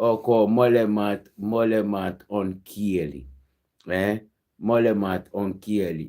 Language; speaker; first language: Finnish; non-native, learner; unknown